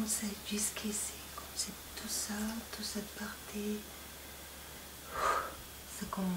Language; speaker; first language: French; non-native, fluent; Spanish